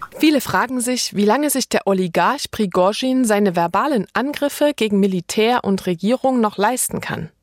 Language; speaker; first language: German; native; German